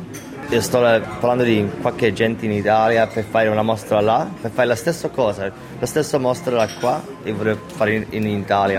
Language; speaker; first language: Italian; early bilingual, heritage; English